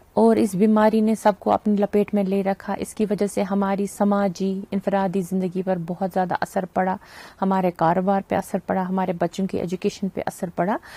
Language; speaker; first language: Hindi; non-native, local second language; Kashmiri